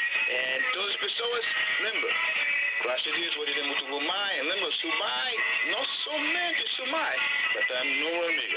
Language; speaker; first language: Portuguese; non-native, learner; English